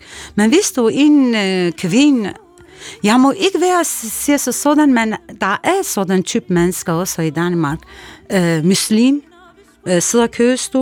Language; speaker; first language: Danish; non-native, learner; Kurdish